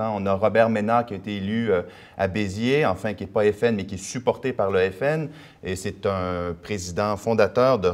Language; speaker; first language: French; native; French